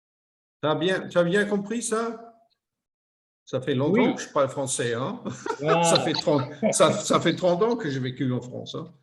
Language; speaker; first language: French; non-native, fluent; German